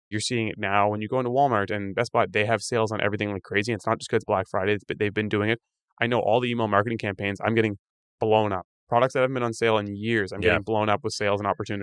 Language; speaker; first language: English; native; English